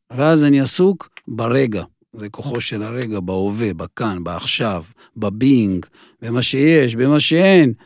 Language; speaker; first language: Hebrew; non-native, fluent; Russian